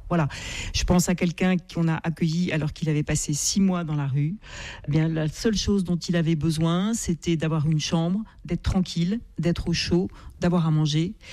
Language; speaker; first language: French; native; French